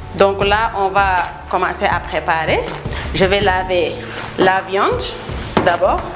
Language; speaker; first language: French; non-native, local second language; Wolof